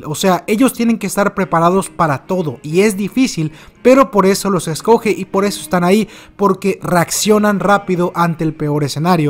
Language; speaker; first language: Spanish; native; Spanish